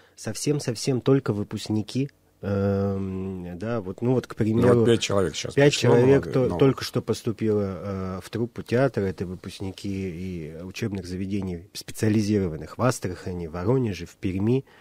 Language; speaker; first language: Russian; native; Russian